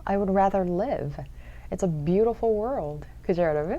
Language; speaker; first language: English; early bilingual, other home language; Korean